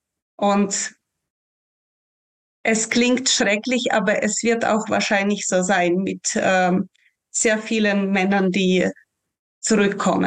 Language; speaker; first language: German; non-native, fluent; Ukrainian